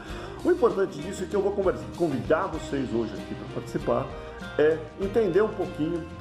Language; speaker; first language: Portuguese; native; Portuguese